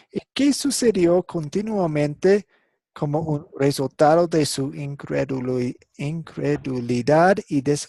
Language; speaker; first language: Spanish; non-native, fluent; English